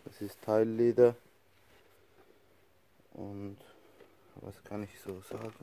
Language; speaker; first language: German; non-native, learner; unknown